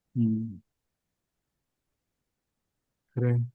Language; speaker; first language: Korean; native; Korean